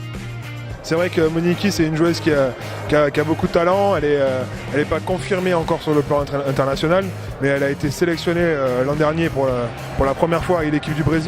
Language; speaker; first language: French; native; French